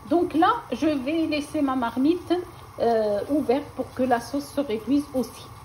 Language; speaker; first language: French; non-native, local second language; Arabic